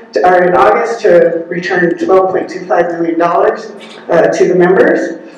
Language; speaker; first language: English; native; English